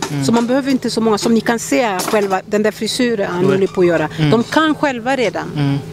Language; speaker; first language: Swedish; early bilingual, other home language; Lingala